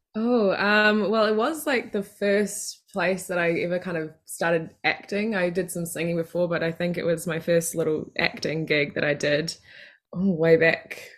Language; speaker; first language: English; native; English